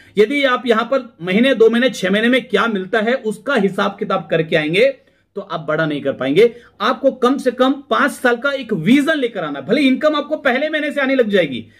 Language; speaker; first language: Hindi; native; Hindi